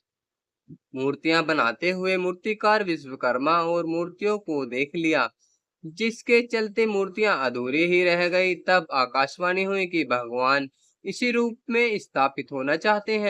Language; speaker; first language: Hindi; native; Hindi